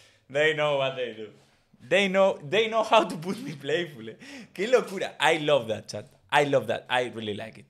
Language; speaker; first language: English; non-native, fluent; Spanish